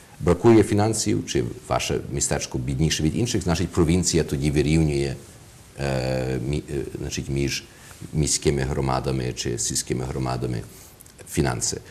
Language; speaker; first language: Ukrainian; early bilingual, heritage; Ukrainian